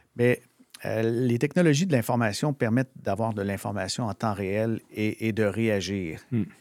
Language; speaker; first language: French; native; French